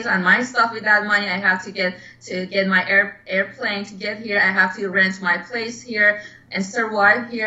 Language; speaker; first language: English; non-native, learner; Persian